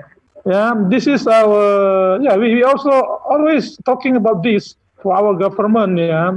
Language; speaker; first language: English; non-native, learner; Indonesian